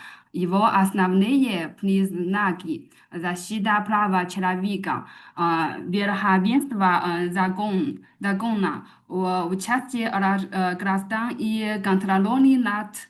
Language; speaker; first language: Russian; non-native, learner; Chinese